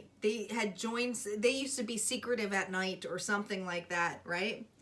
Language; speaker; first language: English; native; English